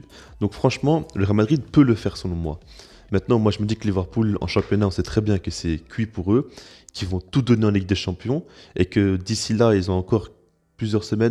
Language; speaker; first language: French; native; French